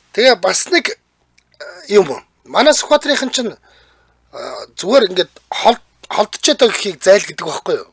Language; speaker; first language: Mongolian; native; Mongolian